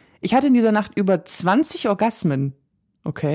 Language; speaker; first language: German; native; German